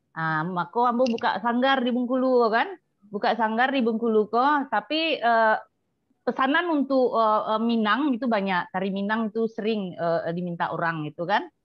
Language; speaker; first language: Indonesian; non-native, local second language; Minangkabau